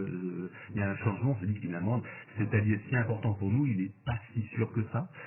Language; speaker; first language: French; native; French